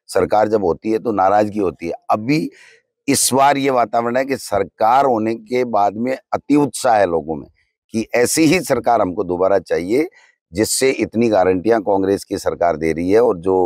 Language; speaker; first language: Hindi; native; Hindi